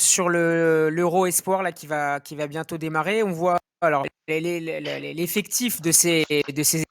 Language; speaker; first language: French; native; French